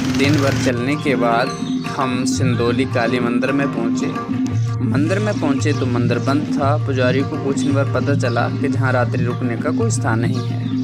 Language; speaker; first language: Hindi; native; Hindi